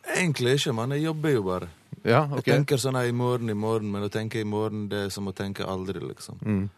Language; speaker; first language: Norwegian; early bilingual, other home language; Bosnian